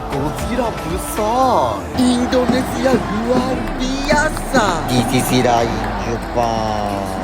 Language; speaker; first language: Indonesian; non-native, learner; Japanese